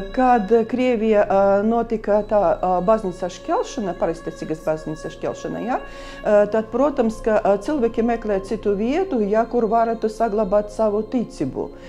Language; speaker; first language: Latvian; early bilingual, other home language; Russian